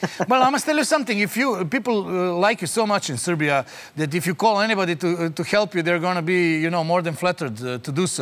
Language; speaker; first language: English; non-native, fluent; Serbian